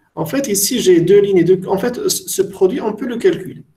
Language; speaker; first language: French; non-native, local second language; Arabic